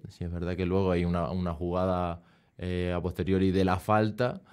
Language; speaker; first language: Spanish; native; Spanish